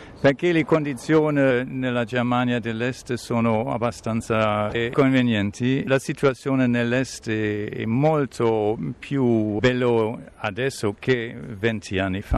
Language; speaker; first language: Italian; non-native, fluent; German